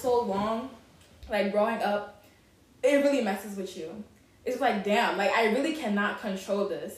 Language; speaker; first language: English; non-native, local second language; Akan